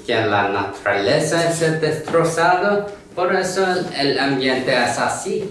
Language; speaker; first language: Spanish; non-native, learner; Korean